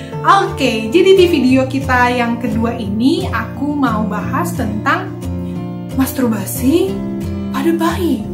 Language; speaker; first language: Indonesian; native; Indonesian